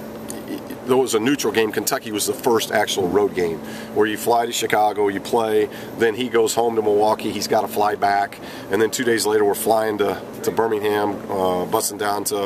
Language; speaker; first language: English; native; English